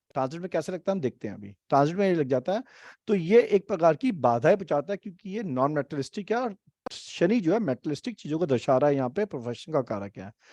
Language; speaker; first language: Hindi; native; Hindi